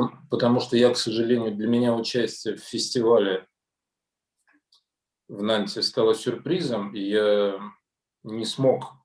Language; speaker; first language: Russian; native; Russian